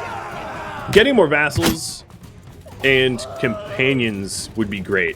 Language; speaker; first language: English; native; English